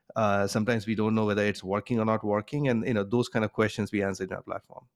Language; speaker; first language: English; non-native, local second language; Bangla